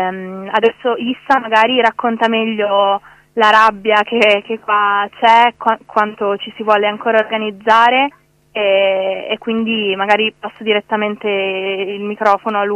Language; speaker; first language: Italian; native; Italian